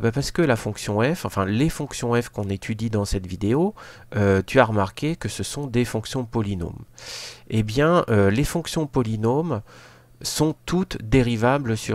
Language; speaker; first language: French; native; French